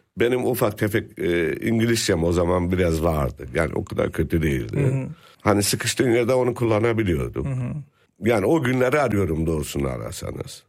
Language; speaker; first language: Turkish; native; Turkish